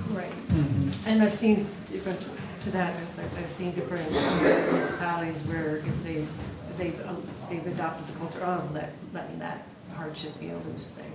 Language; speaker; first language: English; native; English